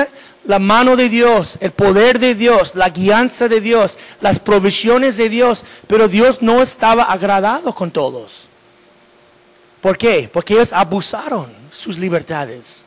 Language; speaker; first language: Spanish; non-native, fluent; English